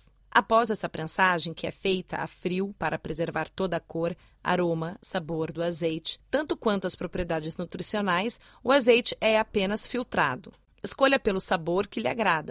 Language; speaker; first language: Portuguese; native; Portuguese